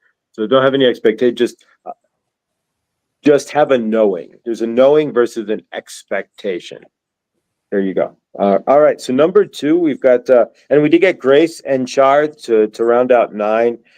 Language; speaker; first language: English; native; English